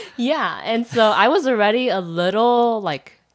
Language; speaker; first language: English; non-native, fluent; Chinese